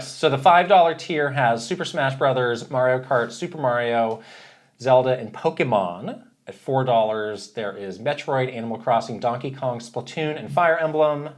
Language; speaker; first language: English; native; English